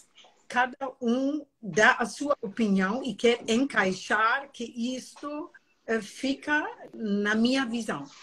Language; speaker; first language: Portuguese; non-native, fluent; German